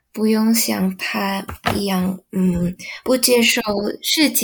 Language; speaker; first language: Chinese; non-native, learner; Indonesian